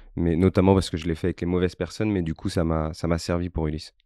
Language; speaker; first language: French; native; French